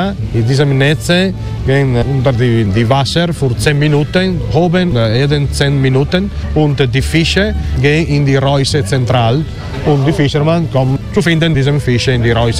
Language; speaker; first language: German; non-native, learner; Italian